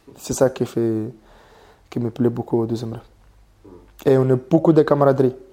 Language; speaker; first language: French; non-native, learner; Mongolian